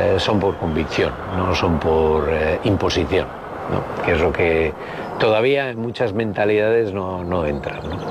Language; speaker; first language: Spanish; native; Spanish